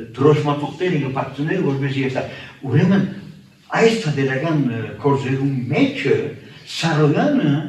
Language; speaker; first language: Armenian; early bilingual, heritage; Armenian